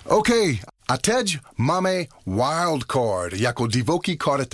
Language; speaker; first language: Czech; non-native, learner; English